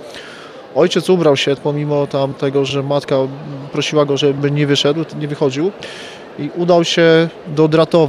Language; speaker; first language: Polish; native; Polish